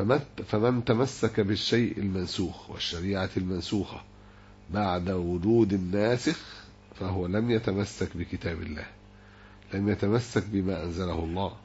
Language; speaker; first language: Arabic; native; Arabic